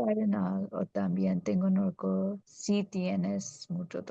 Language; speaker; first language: Spanish; non-native, learner; English